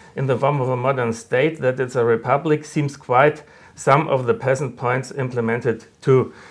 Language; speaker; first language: English; non-native, fluent; German